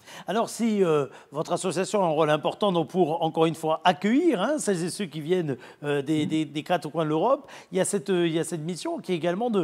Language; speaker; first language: French; native; French